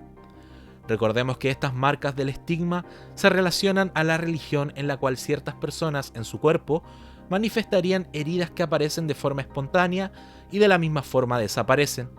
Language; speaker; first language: Spanish; native; Spanish